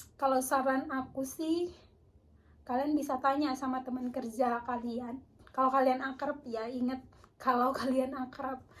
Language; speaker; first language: Indonesian; native; Indonesian